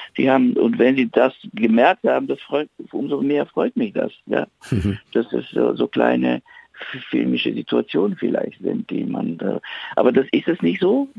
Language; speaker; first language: German; non-native, fluent; Bulgarian